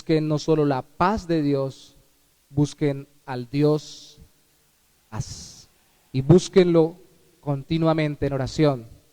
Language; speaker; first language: Spanish; native; Spanish